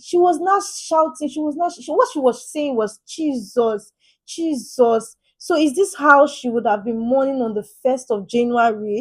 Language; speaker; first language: English; native; English